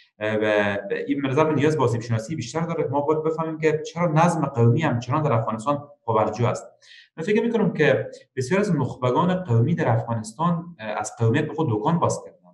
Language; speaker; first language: Persian; native; Persian